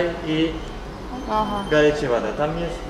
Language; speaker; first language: Russian; non-native, learner; Turkish